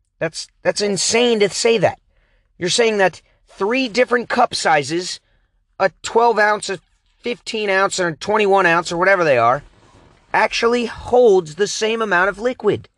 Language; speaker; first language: English; native; English